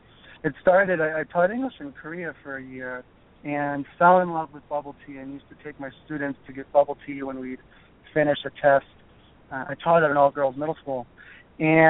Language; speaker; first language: English; native; English